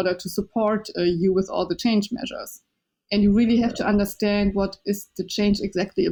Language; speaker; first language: English; non-native, fluent; Chinese